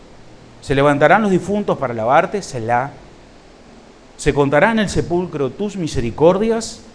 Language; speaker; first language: Spanish; native; Spanish